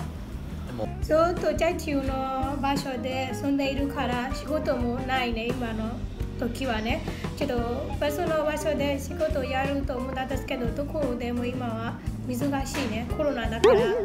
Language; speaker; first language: Japanese; non-native, learner; Burmese